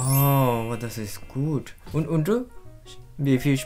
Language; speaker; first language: German; non-native, learner; Japanese